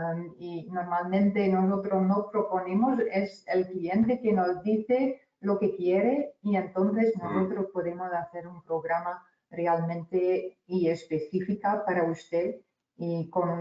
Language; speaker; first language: Spanish; non-native, fluent; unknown